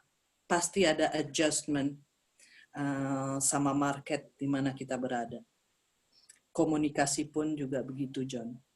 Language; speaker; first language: Indonesian; early bilingual, heritage; Indonesian